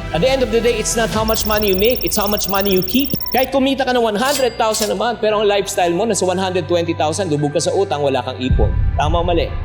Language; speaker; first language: English; non-native, local second language; Filipino